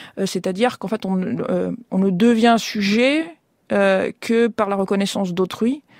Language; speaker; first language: French; native; French